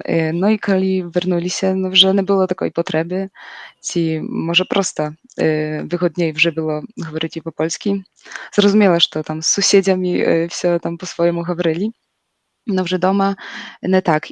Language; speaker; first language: Ukrainian; non-native, local second language; Polish